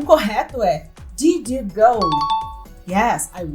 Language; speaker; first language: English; non-native, fluent; Portuguese